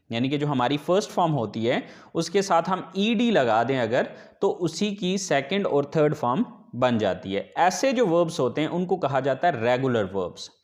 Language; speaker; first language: Urdu; native; Urdu